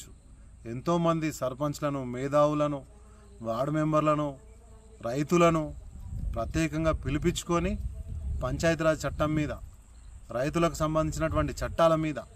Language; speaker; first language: Telugu; native; Telugu